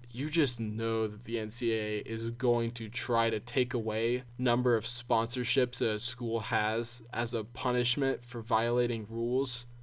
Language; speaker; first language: English; native; English